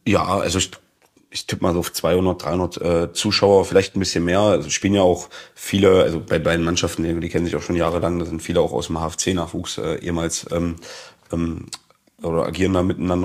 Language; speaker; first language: German; native; German